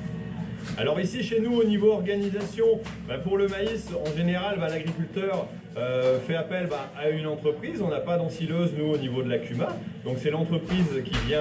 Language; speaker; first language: French; native; French